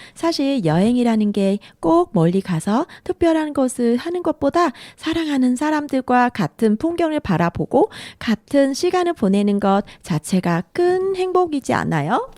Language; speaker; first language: Korean; non-native, fluent; Vietnamese